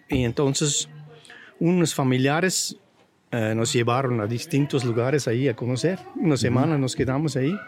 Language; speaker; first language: Spanish; non-native, fluent; Swiss German